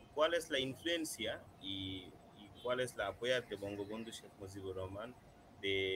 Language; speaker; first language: Spanish; non-native, learner; Bangla